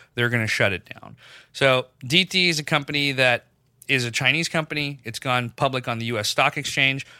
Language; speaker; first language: English; non-native, local second language; Urdu